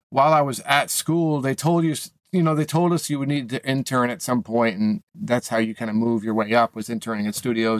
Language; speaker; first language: English; native; English